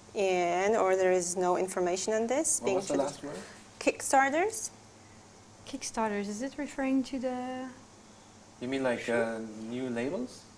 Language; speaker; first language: English; non-native, fluent; Polish